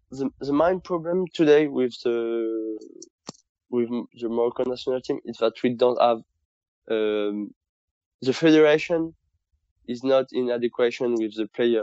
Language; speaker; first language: English; non-native, fluent; French